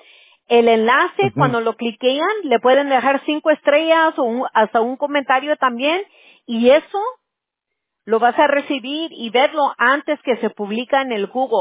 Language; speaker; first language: Spanish; early bilingual, heritage; Spanish